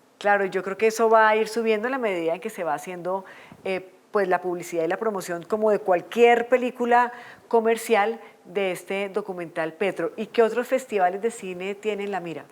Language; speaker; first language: Spanish; native; Spanish